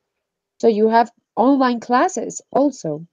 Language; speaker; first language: English; non-native, fluent; Spanish